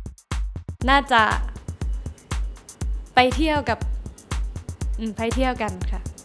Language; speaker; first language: Thai; non-native, learner; Japanese